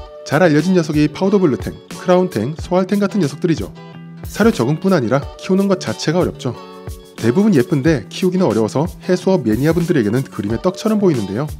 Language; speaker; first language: Korean; native; Korean